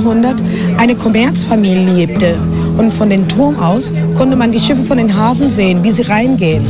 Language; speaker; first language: German; non-native, fluent; Spanish